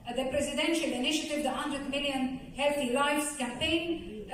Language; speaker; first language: English; non-native, local second language; Arabic